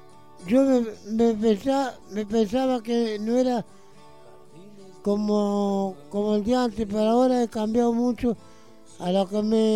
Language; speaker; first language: Spanish; native; Spanish